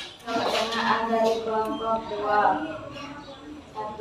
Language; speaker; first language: Indonesian; native; Indonesian